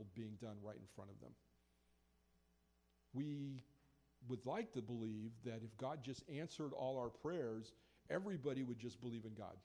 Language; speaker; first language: English; native; English